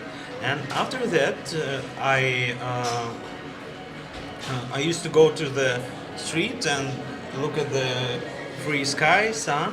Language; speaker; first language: English; non-native, learner; Russian